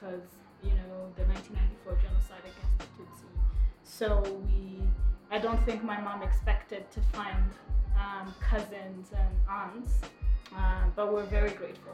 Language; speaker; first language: English; non-native, local second language; Kinyarwanda